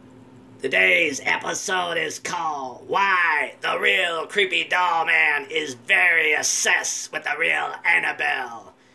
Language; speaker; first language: English; native; English